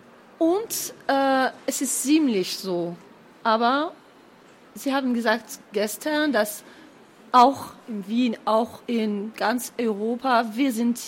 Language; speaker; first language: German; non-native, fluent; French